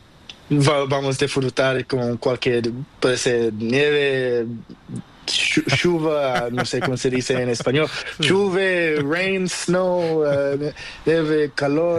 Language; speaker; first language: Spanish; non-native, learner; Portuguese